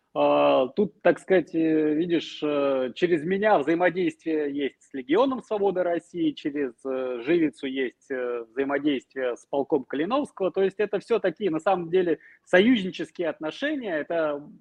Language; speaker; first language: Russian; native; Russian